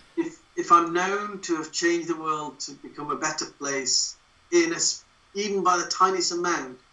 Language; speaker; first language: English; native; English